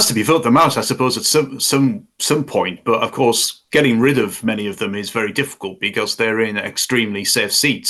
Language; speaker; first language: English; native; English